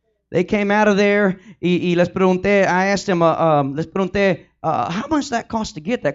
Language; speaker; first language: English; early bilingual, other home language; Spanish